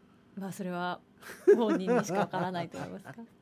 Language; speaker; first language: Japanese; native; Japanese